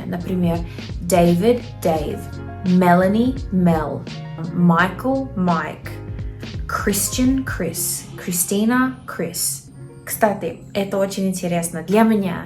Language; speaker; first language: Russian; non-native, learner; English